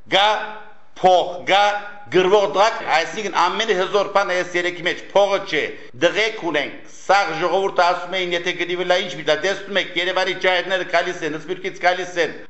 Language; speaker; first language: Armenian; early bilingual, heritage; Armenian